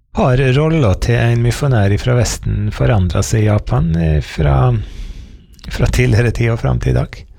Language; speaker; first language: Norwegian; native; Norwegian